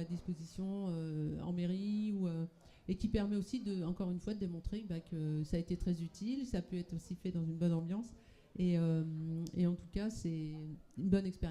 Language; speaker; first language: French; native; French